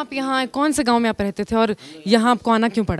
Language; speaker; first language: Hindi; native; Hindi